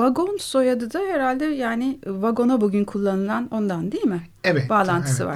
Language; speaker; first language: Turkish; native; Turkish